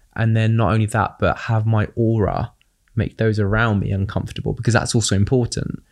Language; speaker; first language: English; native; English